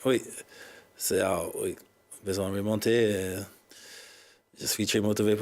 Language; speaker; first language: French; non-native, learner; English